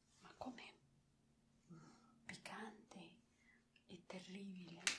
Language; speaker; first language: Italian; non-native, learner; Spanish